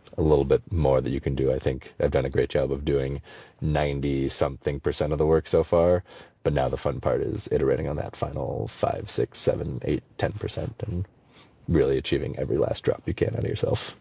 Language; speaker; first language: English; native; English